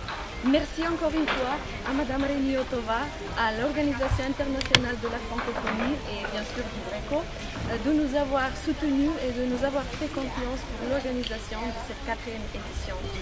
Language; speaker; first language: French; non-native, fluent; Macedonian